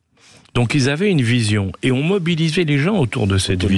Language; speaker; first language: French; native; French